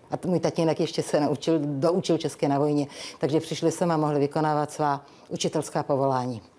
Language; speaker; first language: Czech; early bilingual, other home language; Rusyn